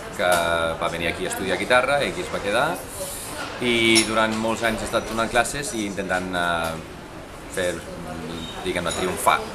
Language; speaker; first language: Catalan; non-native, fluent; Icelandic